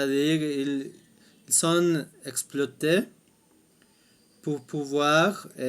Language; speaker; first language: French; non-native, fluent; Spanish